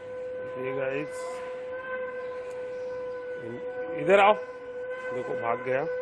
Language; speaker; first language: Hindi; native; Hindi